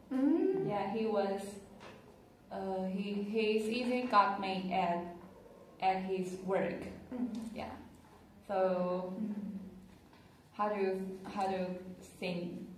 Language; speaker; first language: English; non-native, learner; Chinese